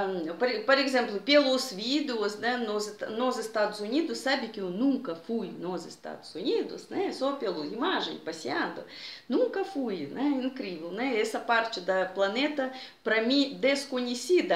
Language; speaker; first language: Portuguese; non-native, fluent; Russian